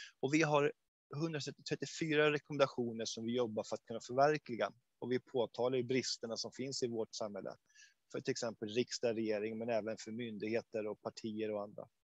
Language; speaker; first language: Swedish; native; Swedish